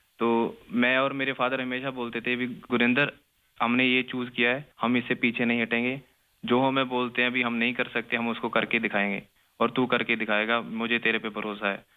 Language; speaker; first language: Hindi; non-native, local second language; Punjabi